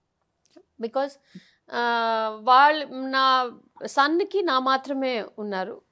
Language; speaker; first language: Telugu; non-native, learner; Tamil